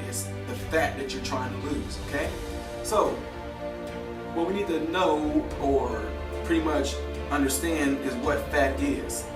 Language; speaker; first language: English; native; English